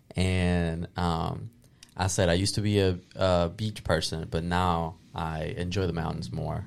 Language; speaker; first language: English; early bilingual, other home language; Spanish